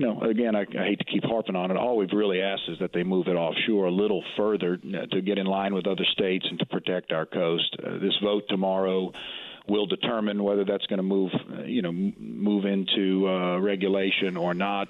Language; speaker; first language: English; native; English